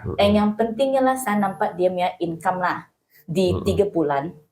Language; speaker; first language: Indonesian; non-native, learner; Malay